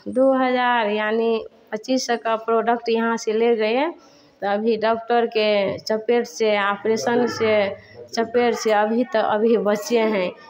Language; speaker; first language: Hindi; native; Hindi